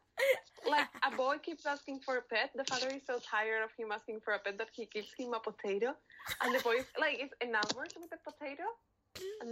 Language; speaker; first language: English; non-native, fluent; Catalan